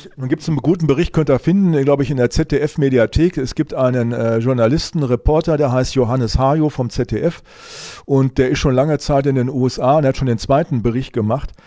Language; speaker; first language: German; native; German